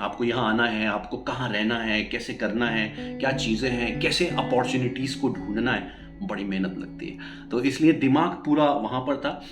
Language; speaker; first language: Hindi; native; Hindi